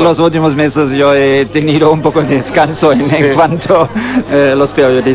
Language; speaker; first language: Spanish; non-native, fluent; German